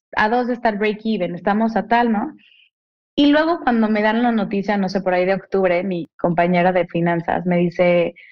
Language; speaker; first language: Spanish; native; Spanish